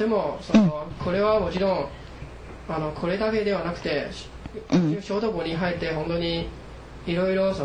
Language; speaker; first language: Japanese; non-native, fluent; Chinese